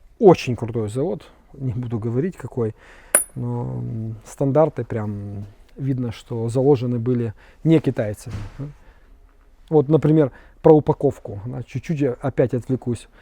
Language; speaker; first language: Russian; native; Russian